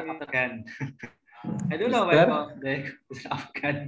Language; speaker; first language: English; non-native, learner; Indonesian